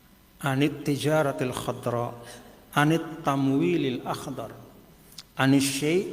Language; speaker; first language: Arabic; non-native, fluent; Indonesian